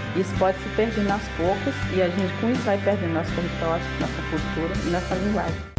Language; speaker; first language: Portuguese; non-native, local second language; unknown